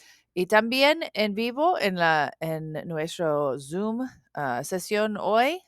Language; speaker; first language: Spanish; non-native, learner; English